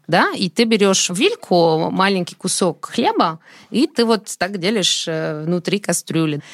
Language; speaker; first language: Russian; non-native, fluent; French